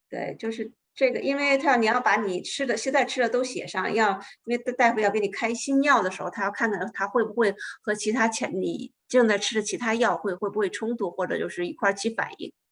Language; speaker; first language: Chinese; native; Chinese